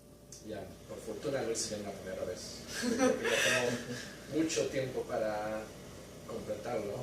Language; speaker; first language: Spanish; early bilingual, heritage; Spanish